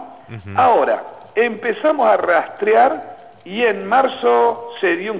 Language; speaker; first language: Spanish; native; Spanish